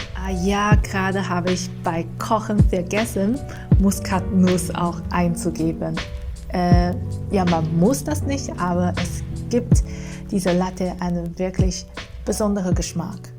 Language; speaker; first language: German; non-native, fluent; Chinese